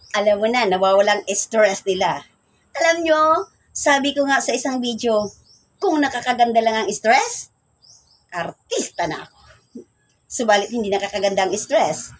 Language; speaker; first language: Filipino; native; Filipino